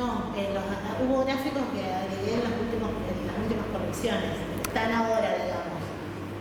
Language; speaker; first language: Spanish; native; Spanish